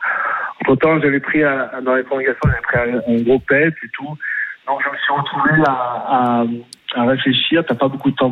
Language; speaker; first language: French; native; French